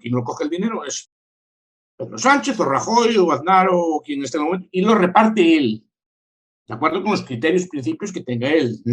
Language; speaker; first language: Spanish; native; Spanish